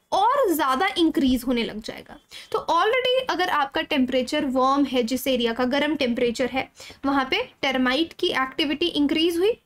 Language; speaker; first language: Hindi; native; Hindi